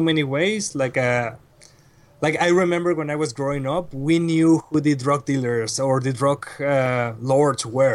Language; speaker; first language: English; non-native, fluent; Spanish